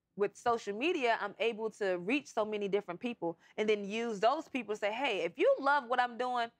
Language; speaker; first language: English; native; English